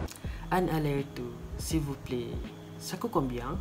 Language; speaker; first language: French; non-native, learner; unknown